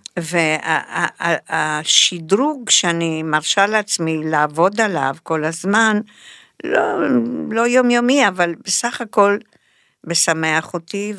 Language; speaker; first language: Hebrew; non-native, fluent; Spanish